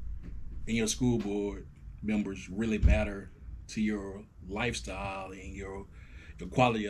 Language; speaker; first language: English; native; English